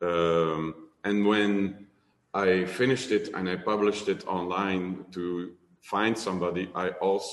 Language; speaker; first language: English; non-native, fluent; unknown